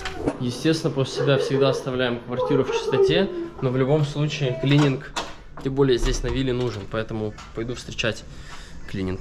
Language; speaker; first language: Russian; native; Russian